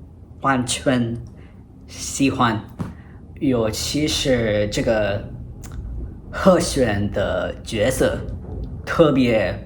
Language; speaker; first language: Chinese; non-native, fluent; English